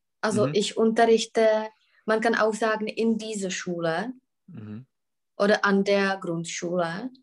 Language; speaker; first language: German; non-native, fluent; Czech